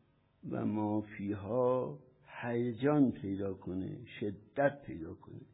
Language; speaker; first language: Persian; native; Persian